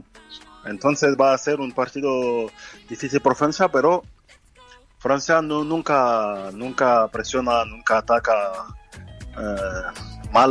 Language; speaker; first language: Spanish; non-native, fluent; French